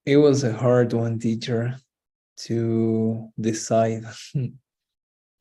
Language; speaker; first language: English; non-native, fluent; Spanish